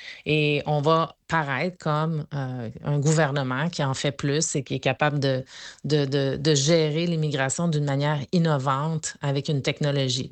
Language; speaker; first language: French; native; French